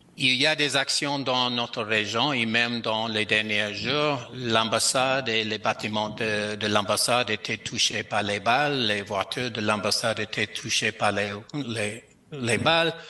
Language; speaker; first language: Haitian Creole; non-native, fluent; English